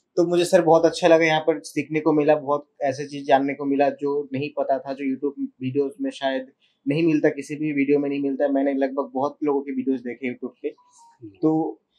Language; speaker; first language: Hindi; non-native, local second language; Bangla